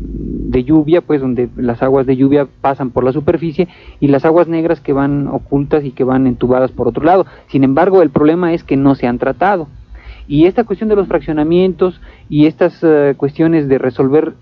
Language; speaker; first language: Spanish; native; Spanish